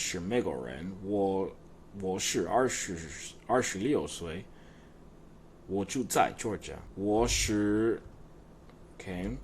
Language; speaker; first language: Chinese; non-native, learner; English